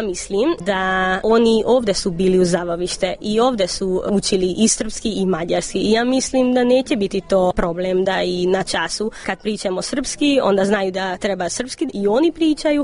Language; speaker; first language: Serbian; non-native, local second language; Hungarian